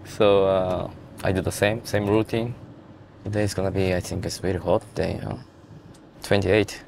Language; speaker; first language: English; non-native, learner; Japanese